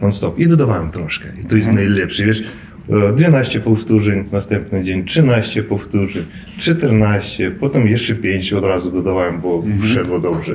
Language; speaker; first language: Polish; non-native, fluent; Russian